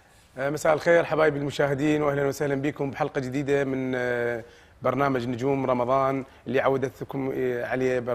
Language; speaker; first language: Arabic; native; Arabic